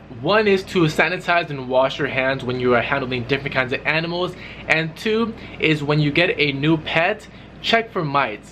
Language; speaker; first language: English; native; English